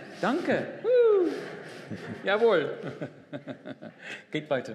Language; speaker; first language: German; non-native, learner; English